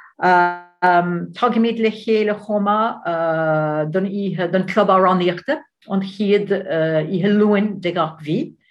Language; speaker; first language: Irish; non-native, learner; Dutch